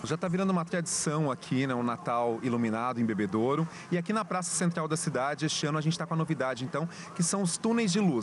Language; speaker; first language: Portuguese; native; Portuguese